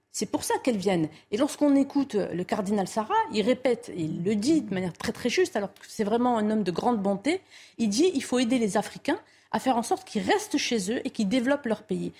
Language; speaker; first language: French; non-native, local second language; Arabic